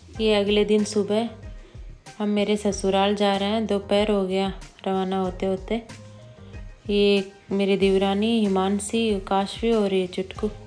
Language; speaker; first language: Hindi; non-native, local second language; Marwari